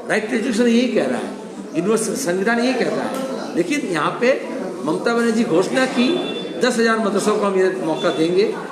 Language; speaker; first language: Hindi; non-native, local second language; Bangla